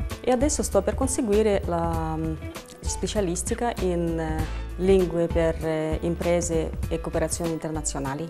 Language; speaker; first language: Italian; non-native, fluent; Russian